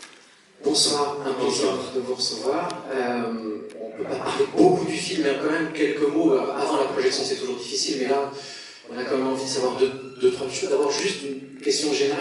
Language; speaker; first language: French; native; French